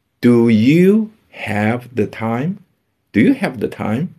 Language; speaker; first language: English; non-native, fluent; Chinese